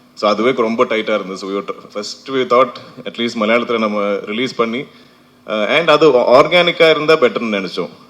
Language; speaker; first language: Tamil; non-native, fluent; Malayalam